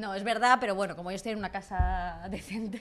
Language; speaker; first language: Spanish; native; Spanish